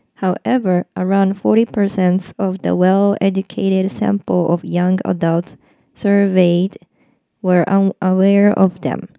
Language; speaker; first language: English; non-native, fluent; Japanese